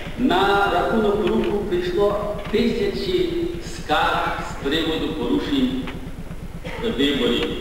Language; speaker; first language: Ukrainian; native; Ukrainian